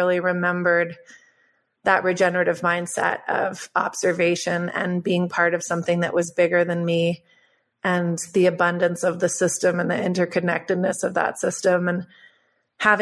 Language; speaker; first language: English; native; English